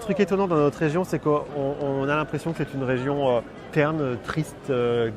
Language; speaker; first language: French; native; French